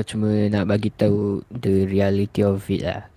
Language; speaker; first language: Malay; native; Malay